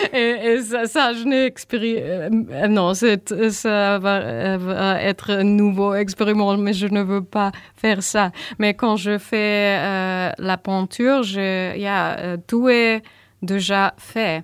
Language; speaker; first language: French; non-native, learner; German